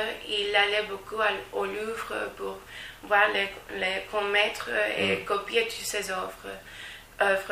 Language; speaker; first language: French; non-native, learner; Spanish